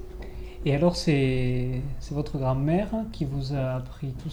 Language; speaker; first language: French; native; French